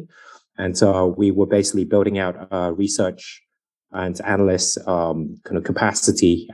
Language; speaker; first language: English; native; English